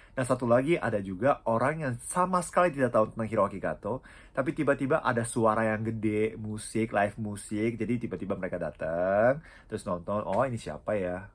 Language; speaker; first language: Indonesian; non-native, fluent; Japanese